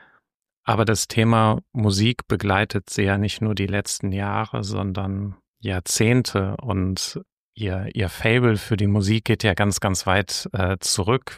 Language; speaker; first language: German; native; German